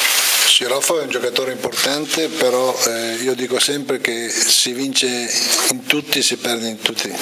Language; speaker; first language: Italian; native; Italian